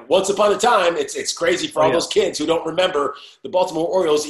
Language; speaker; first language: English; native; English